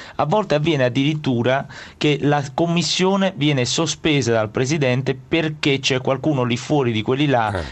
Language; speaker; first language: Italian; native; Italian